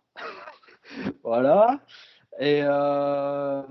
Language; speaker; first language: French; native; French